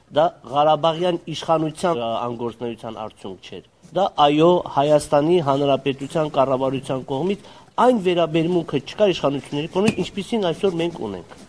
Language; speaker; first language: Armenian; native; Armenian